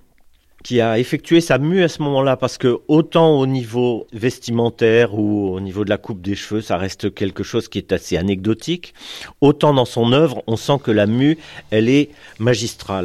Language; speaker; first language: French; native; French